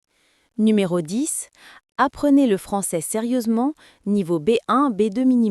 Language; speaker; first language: French; non-native, fluent; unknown